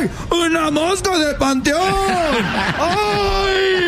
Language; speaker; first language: Spanish; native; Spanish